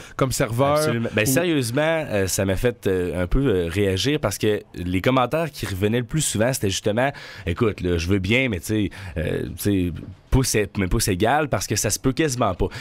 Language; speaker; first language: French; native; French